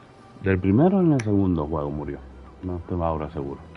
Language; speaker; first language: Spanish; non-native, fluent; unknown